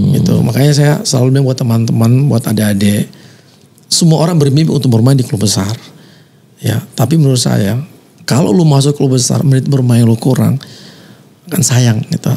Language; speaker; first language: Indonesian; native; Indonesian